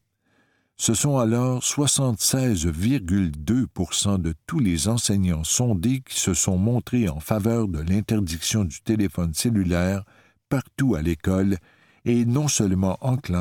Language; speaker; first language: French; native; French